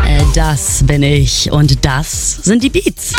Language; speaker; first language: German; native; German